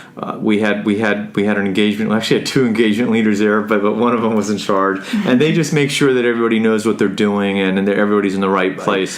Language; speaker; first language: English; native; English